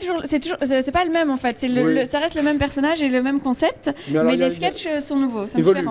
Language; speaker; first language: French; native; French